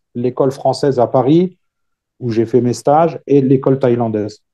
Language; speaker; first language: French; native; French